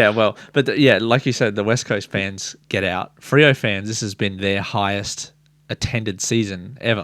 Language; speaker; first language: English; native; English